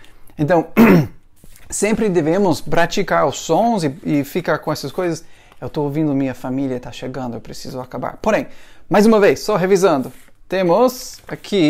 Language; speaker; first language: Portuguese; non-native, fluent; English